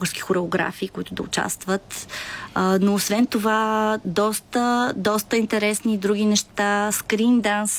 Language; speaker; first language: Bulgarian; native; Bulgarian